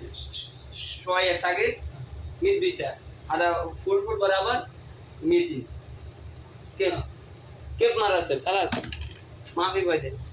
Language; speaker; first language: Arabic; non-native, learner; Bangla